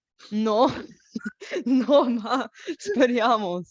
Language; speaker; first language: Italian; non-native, fluent; Bulgarian